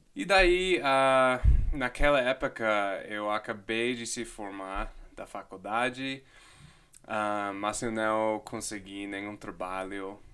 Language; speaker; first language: Portuguese; non-native, fluent; English